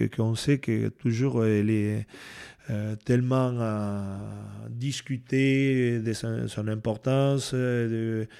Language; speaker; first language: French; non-native, fluent; Spanish